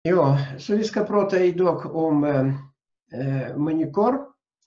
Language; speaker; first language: Swedish; non-native, fluent; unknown